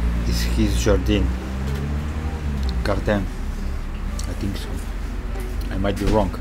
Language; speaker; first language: English; non-native, fluent; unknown